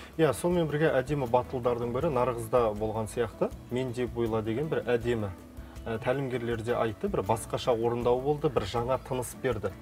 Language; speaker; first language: Kazakh; native; Kazakh